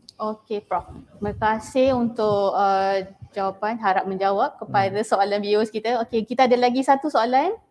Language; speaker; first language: Malay; native; Malay